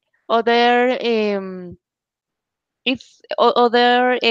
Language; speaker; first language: English; non-native, learner; Spanish